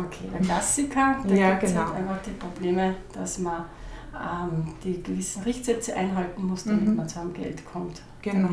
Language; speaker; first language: German; native; German